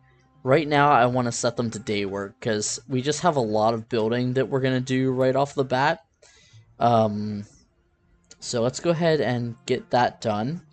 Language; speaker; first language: English; native; English